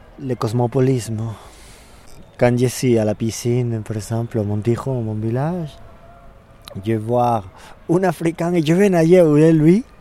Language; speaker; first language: French; non-native, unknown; Spanish